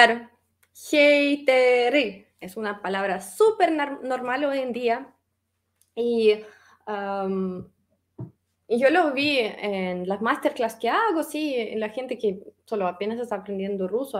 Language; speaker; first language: Spanish; non-native, fluent; Russian